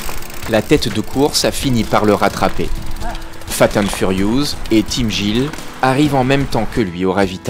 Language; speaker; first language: French; native; French